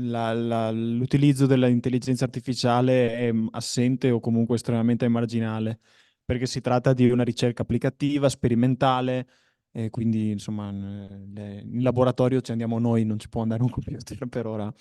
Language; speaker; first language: Italian; native; Italian